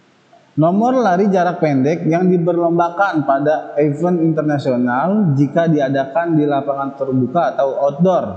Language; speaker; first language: Indonesian; native; Indonesian